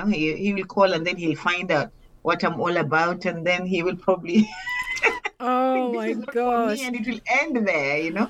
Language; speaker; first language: English; non-native, local second language; Swahili